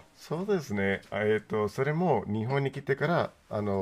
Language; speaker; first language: Japanese; non-native, fluent; Spanish